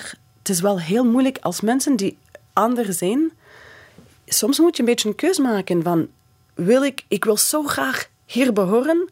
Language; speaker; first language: Dutch; non-native, fluent; English